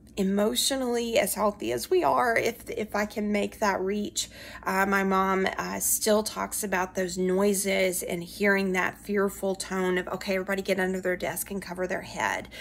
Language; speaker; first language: English; native; English